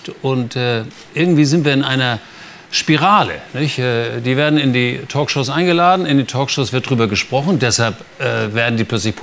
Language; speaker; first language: German; native; German